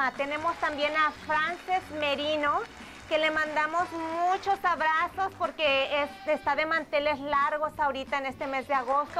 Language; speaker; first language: Spanish; native; Spanish